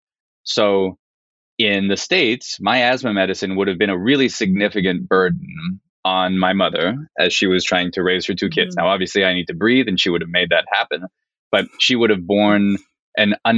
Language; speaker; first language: English; native; English